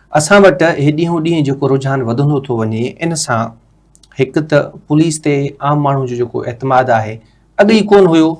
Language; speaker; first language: Sindhi; native; Sindhi